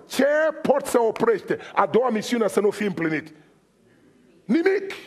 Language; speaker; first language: Romanian; non-native, fluent; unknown